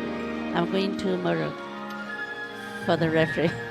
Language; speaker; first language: English; non-native, learner; Chinese